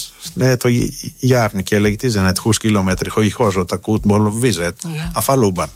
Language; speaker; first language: Hungarian; non-native, learner; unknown